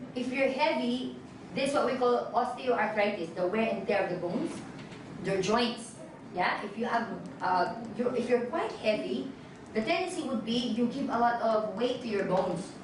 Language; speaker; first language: English; non-native, local second language; Filipino